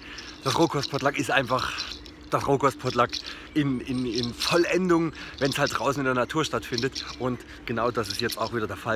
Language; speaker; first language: German; native; German